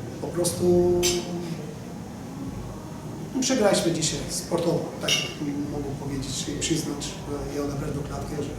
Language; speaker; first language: Polish; non-native, fluent; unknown